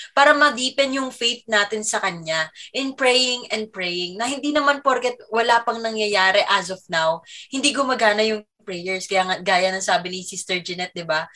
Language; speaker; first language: Filipino; native; Filipino